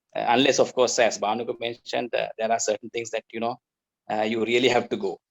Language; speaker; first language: English; non-native, local second language; Sinhala